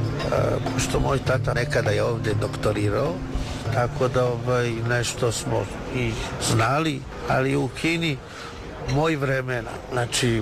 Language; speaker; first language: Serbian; non-native, fluent; Chinese